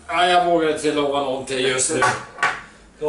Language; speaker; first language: Swedish; native; Swedish